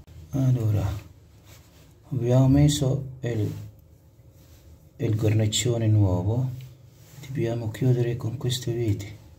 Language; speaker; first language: Italian; non-native, learner; Filipino